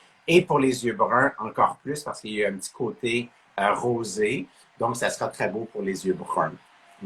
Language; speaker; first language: French; native; French